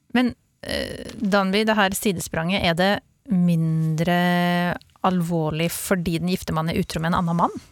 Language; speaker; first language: Norwegian; native; Norwegian